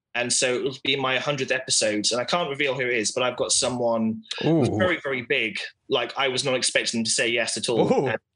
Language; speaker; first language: English; native; English